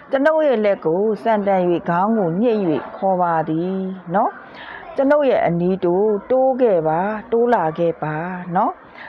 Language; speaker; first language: Burmese; native; Burmese